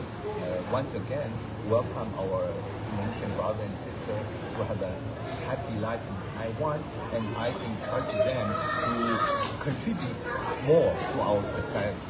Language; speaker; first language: English; non-native, fluent; Chinese